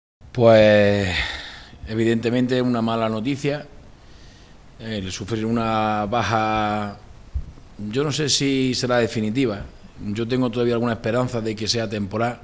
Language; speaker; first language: Spanish; native; Spanish